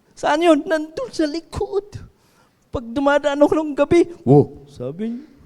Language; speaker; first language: Filipino; non-native, local second language; Iloko